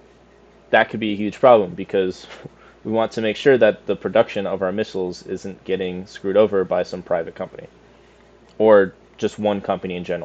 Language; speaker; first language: English; native; English